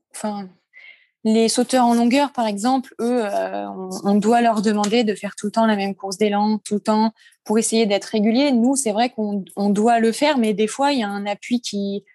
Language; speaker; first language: French; native; French